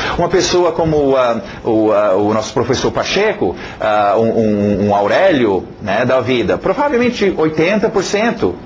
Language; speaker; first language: Portuguese; non-native, fluent; English